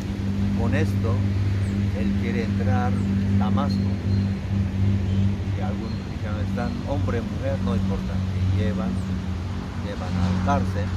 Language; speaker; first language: Spanish; non-native, learner; Korean